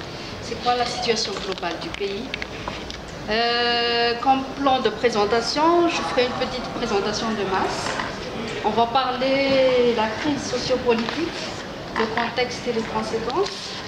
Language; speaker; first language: French; non-native, local second language; Malagasy